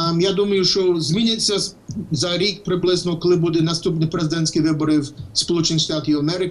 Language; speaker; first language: Ukrainian; early bilingual, heritage; English